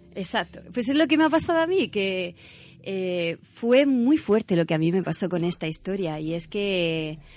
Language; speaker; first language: Spanish; native; Spanish